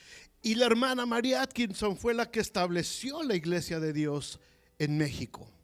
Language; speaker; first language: Spanish; native; Spanish